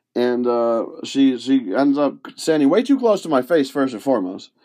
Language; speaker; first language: English; early bilingual, other home language; Spanish